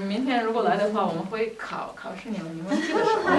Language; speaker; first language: Chinese; non-native, fluent; Russian